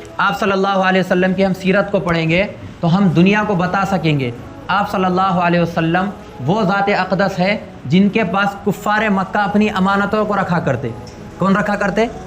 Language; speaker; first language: Urdu; native; Urdu